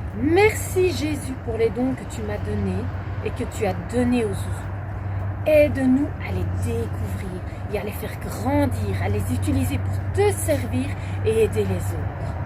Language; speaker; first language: French; native; French